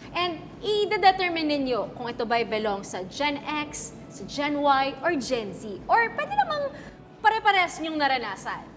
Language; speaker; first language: Filipino; native; Filipino